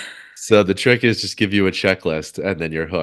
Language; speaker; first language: English; native; English